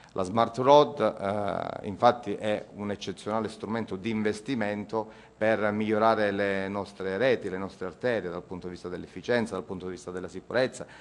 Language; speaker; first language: Italian; native; Italian